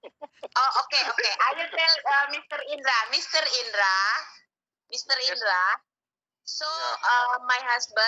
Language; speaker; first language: English; non-native, learner; Indonesian